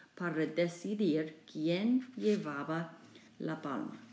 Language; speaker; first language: Spanish; non-native, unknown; English